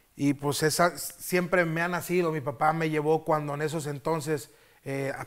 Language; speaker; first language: Spanish; early bilingual, heritage; Spanish